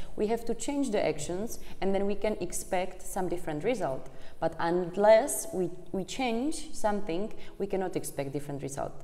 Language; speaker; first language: English; non-native, fluent; Czech